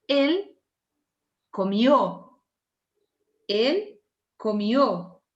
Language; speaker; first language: Spanish; non-native, fluent; Portuguese